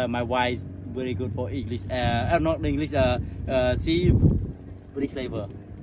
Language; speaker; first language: English; non-native, learner; Khmer